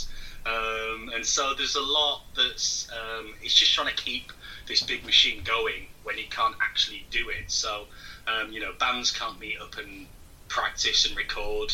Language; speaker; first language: English; native; English